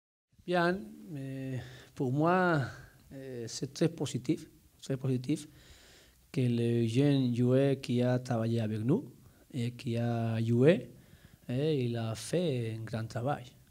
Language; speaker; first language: French; non-native, learner; Spanish